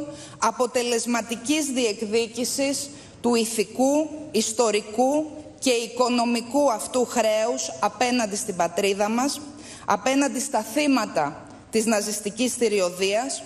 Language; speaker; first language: Greek; native; Greek